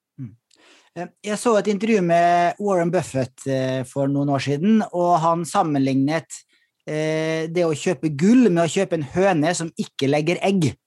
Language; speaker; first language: Swedish; native; Swedish